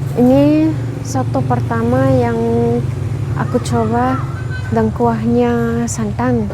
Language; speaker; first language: Indonesian; non-native, fluent; Arabic